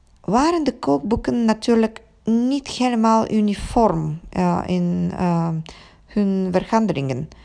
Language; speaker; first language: Dutch; non-native, fluent; Bulgarian